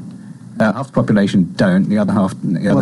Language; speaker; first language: English; native; English